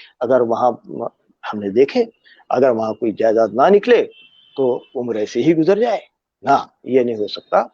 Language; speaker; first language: Urdu; native; Urdu